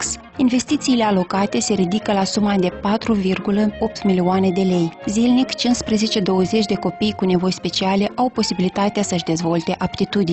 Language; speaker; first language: Romanian; native; Romanian